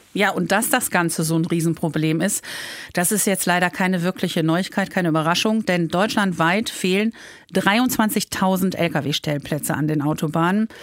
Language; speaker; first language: German; native; German